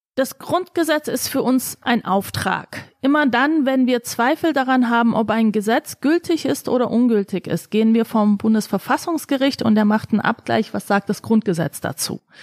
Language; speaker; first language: German; early bilingual, other home language; Turkish